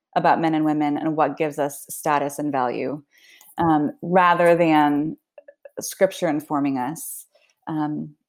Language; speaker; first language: English; early bilingual, other home language; Swedish